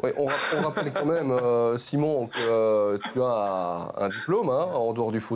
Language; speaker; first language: French; native; French